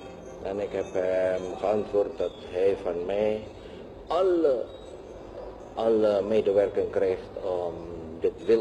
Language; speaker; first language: Dutch; non-native, local second language; Javanese